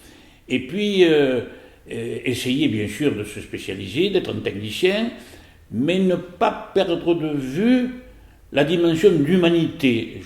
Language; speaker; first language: French; native; French